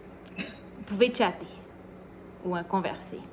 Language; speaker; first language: French; native; French